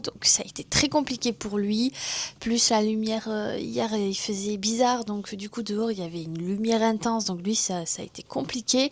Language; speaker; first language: French; native; French